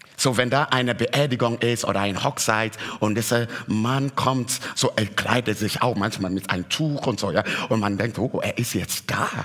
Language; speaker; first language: German; non-native, fluent; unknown